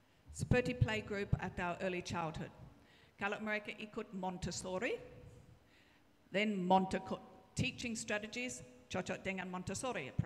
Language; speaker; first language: Indonesian; non-native, learner; English